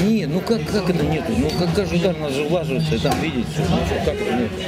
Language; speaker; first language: Russian; native; Russian